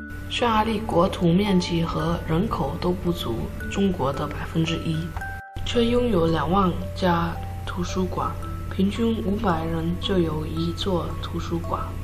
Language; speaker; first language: Chinese; non-native, learner; Hungarian